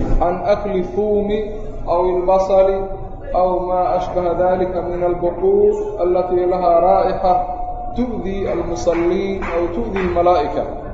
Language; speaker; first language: Arabic; non-native, local second language; Somali